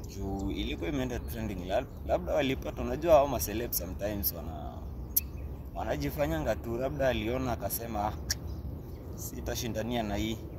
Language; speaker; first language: Swahili; native; Swahili